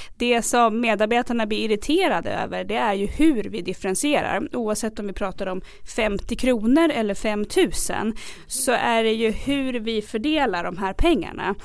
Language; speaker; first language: Swedish; native; Swedish